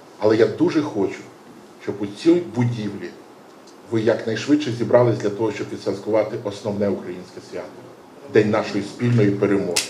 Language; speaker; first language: Ukrainian; native; Ukrainian